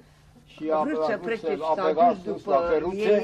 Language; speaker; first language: Romanian; non-native, local second language; Hungarian